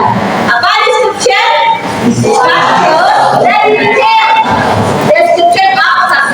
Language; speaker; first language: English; non-native, fluent; Indonesian